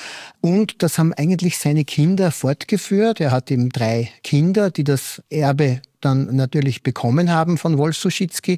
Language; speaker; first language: German; native; German